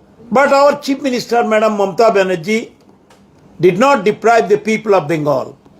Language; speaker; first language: English; non-native, local second language; Bangla